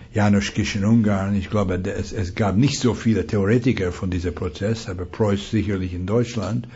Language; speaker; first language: German; non-native, fluent; Hungarian